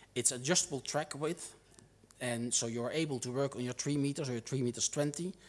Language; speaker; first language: English; non-native, fluent; Dutch